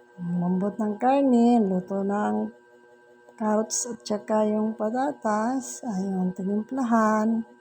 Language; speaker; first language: Filipino; non-native, local second language; Cebuano